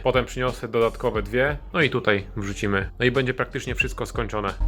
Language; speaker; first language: Polish; native; Polish